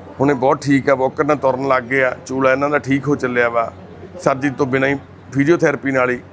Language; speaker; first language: Punjabi; native; Punjabi